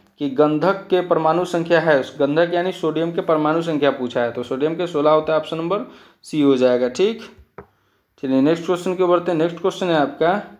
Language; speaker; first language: Hindi; native; Hindi